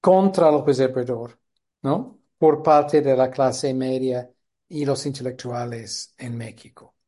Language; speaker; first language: Spanish; non-native, fluent; English